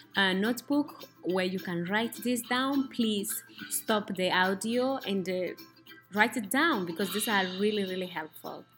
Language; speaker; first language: English; non-native, fluent; Spanish